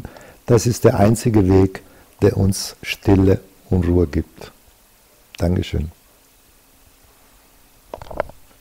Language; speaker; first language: German; non-native, fluent; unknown